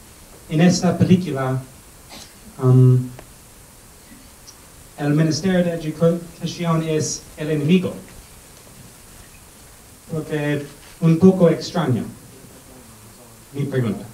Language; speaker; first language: Spanish; non-native, learner; Korean